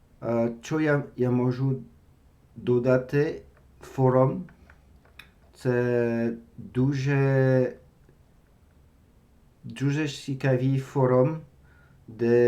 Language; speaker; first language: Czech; non-native, learner; French